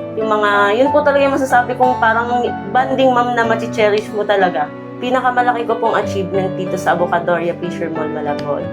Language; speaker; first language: Filipino; non-native, local second language; Cebuano